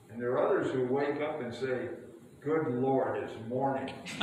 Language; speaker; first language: English; native; English